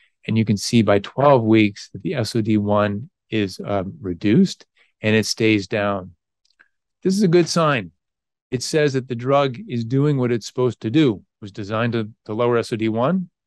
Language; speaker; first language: English; native; English